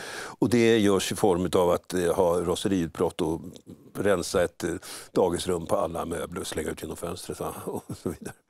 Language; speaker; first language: Swedish; native; Swedish